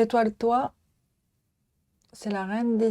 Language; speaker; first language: French; non-native, learner; Japanese